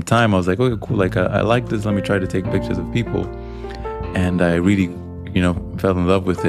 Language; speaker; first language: English; non-native, local second language; Swahili